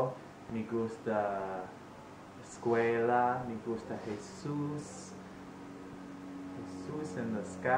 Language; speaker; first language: Spanish; non-native, learner; English